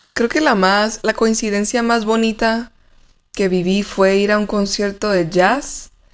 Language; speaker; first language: Spanish; native; Spanish